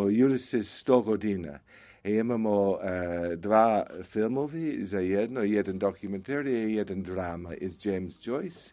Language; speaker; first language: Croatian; non-native, learner; English